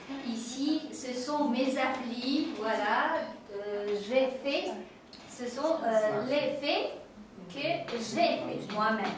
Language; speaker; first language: French; non-native, fluent; Uzbek